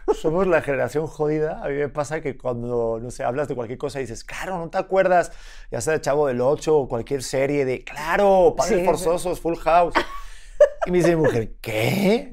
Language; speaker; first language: Spanish; native; Spanish